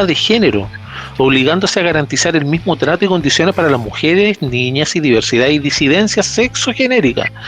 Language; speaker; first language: Spanish; native; Spanish